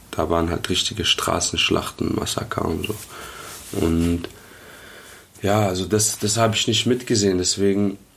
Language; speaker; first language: German; early bilingual, other home language; Arabic